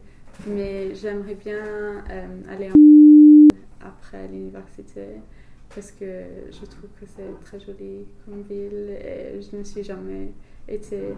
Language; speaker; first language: French; non-native, fluent; English